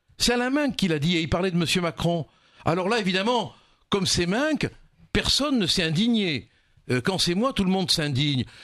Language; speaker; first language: French; native; French